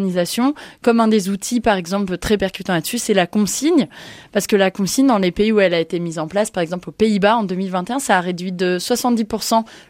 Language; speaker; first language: French; native; French